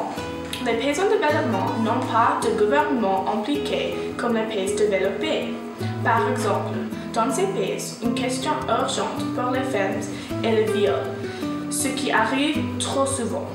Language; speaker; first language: French; non-native, learner; English